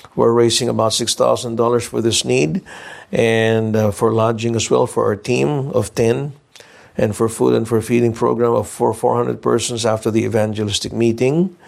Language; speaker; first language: English; non-native, local second language; Filipino